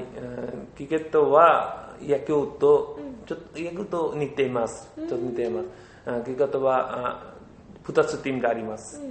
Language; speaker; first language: Japanese; non-native, learner; Bangla